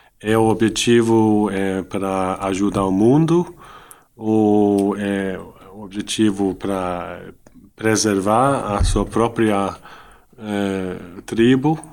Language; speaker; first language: Portuguese; non-native, fluent; Dutch